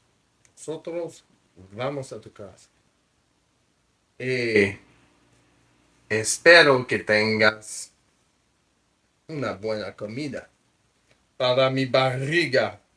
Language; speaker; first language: Spanish; non-native, fluent; French